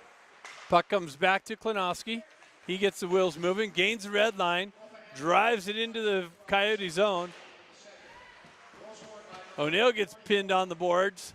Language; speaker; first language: English; native; English